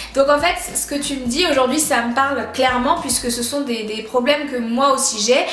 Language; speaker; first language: French; native; French